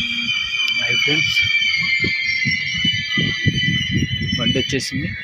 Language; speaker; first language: Telugu; native; Telugu